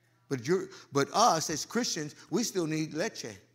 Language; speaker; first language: English; early bilingual, other home language; Spanish